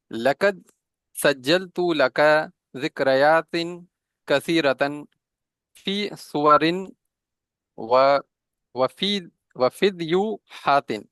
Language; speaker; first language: Arabic; non-native, learner; Hindi